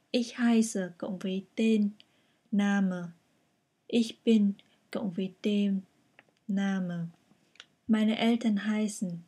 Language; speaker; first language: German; non-native, fluent; Vietnamese